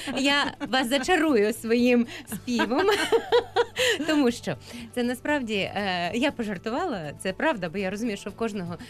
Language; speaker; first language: Ukrainian; native; Ukrainian